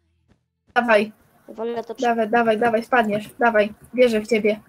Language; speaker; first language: Polish; native; Polish